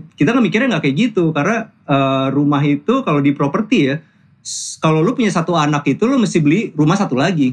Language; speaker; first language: Indonesian; native; Indonesian